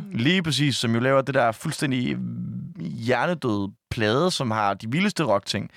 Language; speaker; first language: Danish; native; Danish